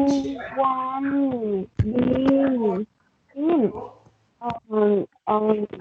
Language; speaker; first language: English; non-native, learner; Spanish